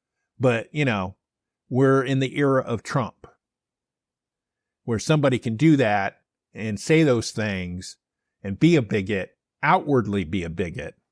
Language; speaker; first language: English; native; English